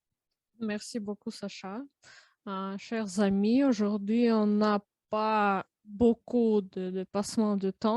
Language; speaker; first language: French; non-native, learner; Russian